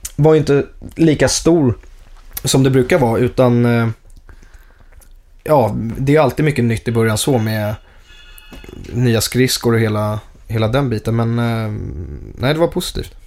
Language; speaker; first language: Swedish; native; Swedish